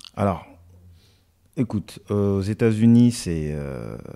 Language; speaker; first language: French; native; French